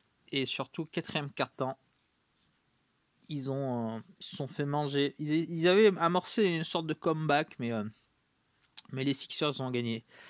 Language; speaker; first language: French; native; French